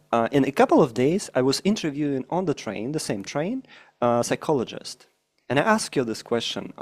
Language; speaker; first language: English; non-native, fluent; Russian